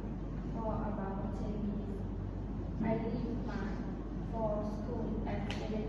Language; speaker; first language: English; non-native, learner; Lao